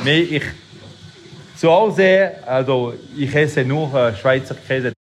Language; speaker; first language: German; non-native, local second language; French